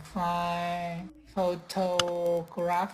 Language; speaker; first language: English; non-native, learner; Vietnamese